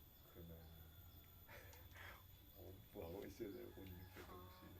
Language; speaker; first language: Chinese; non-native, learner; Indonesian